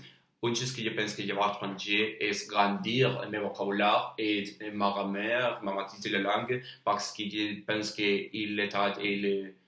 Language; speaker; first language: French; non-native, learner; Spanish